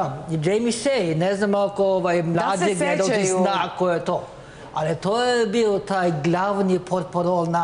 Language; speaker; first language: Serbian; non-native, learner; Norwegian